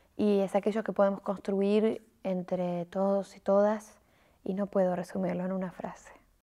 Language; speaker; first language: Spanish; native; Spanish